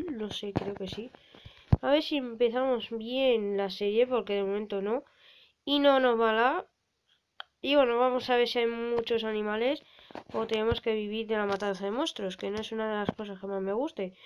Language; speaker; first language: Spanish; native; Spanish